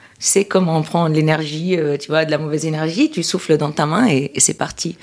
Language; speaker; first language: French; non-native, local second language; Arabic